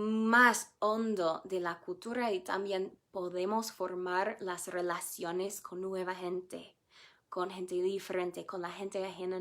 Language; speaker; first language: Spanish; non-native, fluent; English